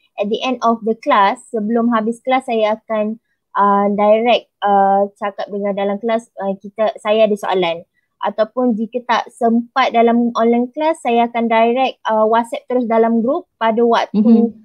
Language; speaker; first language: Malay; native; Malay